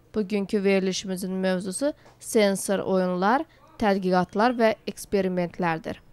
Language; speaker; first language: Azerbaijani; non-native, local second language; Georgian